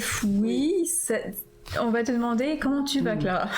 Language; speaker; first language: French; native; French